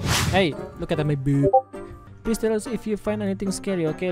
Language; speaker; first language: English; non-native, learner; Indonesian